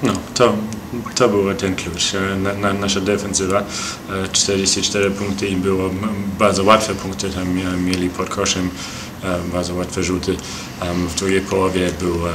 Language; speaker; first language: Polish; early bilingual, heritage; Polish